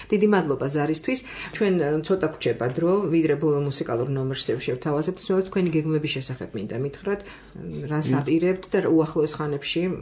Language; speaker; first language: Georgian; native; Georgian